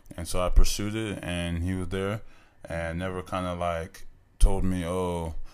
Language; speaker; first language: English; native; English